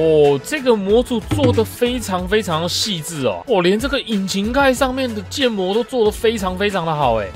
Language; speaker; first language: Chinese; native; Chinese